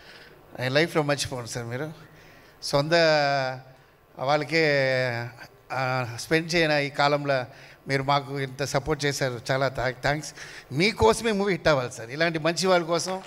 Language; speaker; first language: Telugu; non-native, fluent; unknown